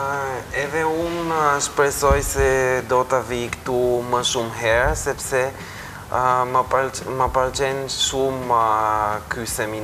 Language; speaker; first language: Albanian; non-native, fluent; Bulgarian